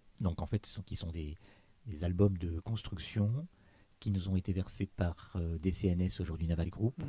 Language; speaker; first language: French; native; French